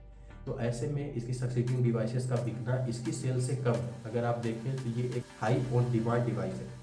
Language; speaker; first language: Hindi; native; Hindi